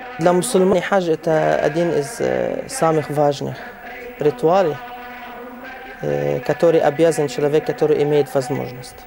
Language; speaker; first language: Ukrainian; non-native, learner; Arabic